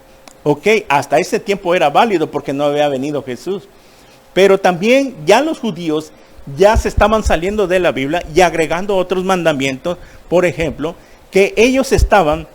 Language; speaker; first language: Spanish; native; Spanish